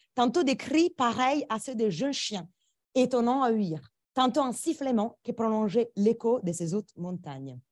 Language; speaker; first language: French; non-native, fluent; Italian